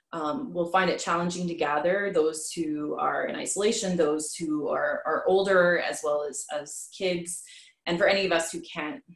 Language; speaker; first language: English; native; English